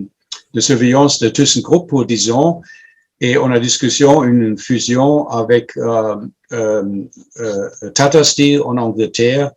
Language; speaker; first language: French; non-native, fluent; German